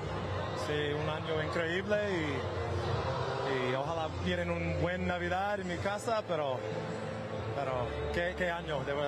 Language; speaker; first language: Spanish; non-native, learner; English